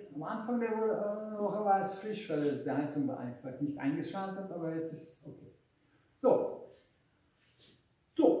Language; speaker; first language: German; non-native, fluent; Hungarian